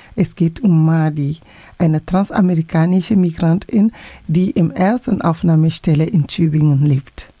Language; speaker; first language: German; non-native, fluent; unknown